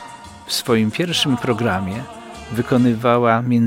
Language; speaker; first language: Polish; native; Polish